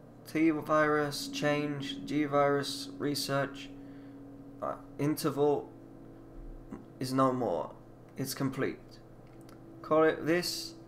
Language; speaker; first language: English; native; English